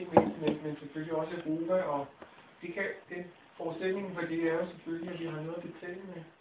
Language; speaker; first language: Danish; native; Danish